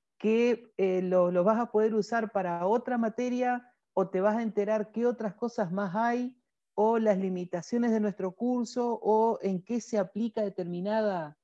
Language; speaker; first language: Spanish; native; Spanish